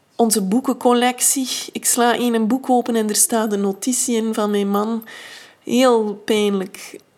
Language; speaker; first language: Dutch; native; Dutch